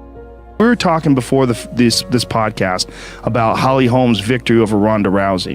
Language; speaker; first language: English; native; English